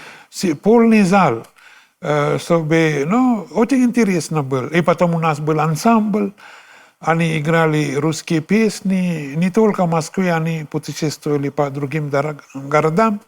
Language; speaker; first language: Russian; non-native, fluent; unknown